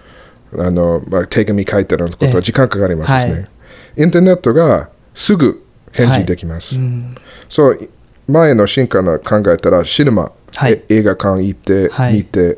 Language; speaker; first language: Japanese; non-native, learner; English